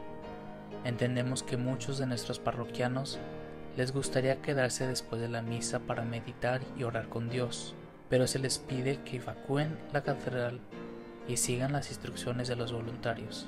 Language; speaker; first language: Spanish; native; Spanish